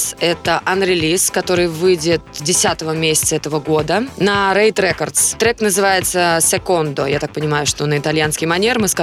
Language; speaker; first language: Russian; native; Russian